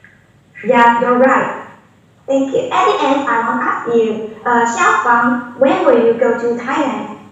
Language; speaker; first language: English; non-native, learner; Chinese